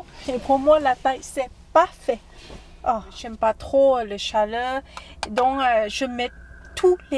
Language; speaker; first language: French; non-native, learner; Thai